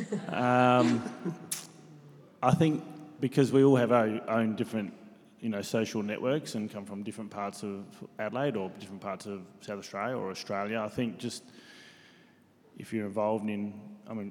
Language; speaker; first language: English; native; English